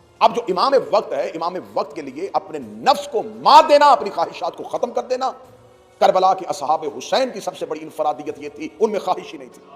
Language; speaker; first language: Urdu; non-native, local second language; Punjabi